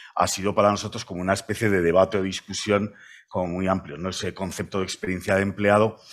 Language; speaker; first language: Spanish; native; Spanish